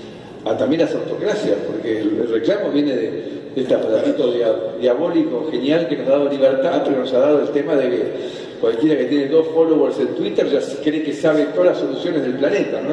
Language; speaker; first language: Spanish; native; Spanish